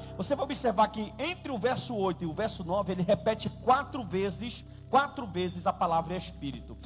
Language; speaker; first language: Portuguese; native; Portuguese